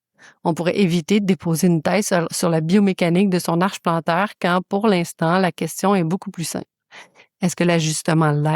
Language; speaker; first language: French; native; French